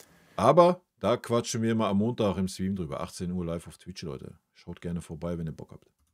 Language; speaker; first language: German; native; German